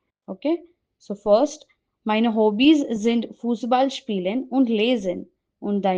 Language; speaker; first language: German; non-native, fluent; Hindi